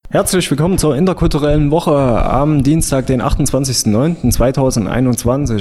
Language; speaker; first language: German; native; German